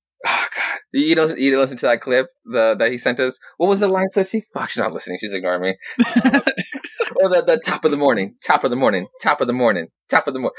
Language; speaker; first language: English; early bilingual, other home language; Spanish